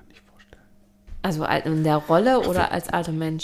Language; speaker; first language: German; native; German